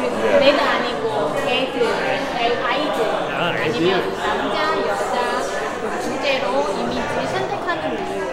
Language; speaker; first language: Korean; non-native, learner; Chinese